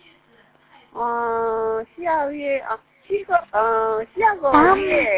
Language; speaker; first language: Chinese; non-native, learner; Korean